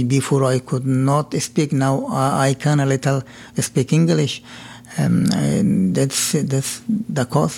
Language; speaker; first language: English; non-native, learner; Persian